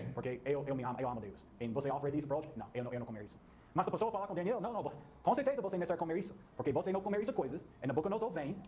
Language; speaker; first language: Portuguese; non-native, learner; English